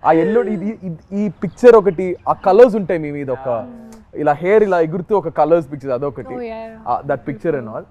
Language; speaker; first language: Telugu; native; Telugu